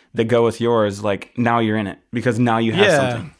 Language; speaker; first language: English; native; English